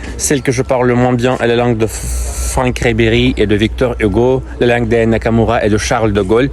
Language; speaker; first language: French; non-native, fluent; Russian